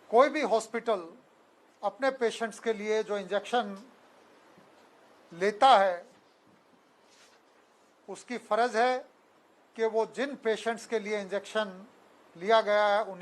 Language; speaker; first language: Hindi; non-native, local second language; Gujarati